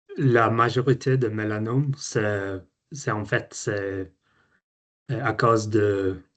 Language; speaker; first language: French; non-native, learner; Swedish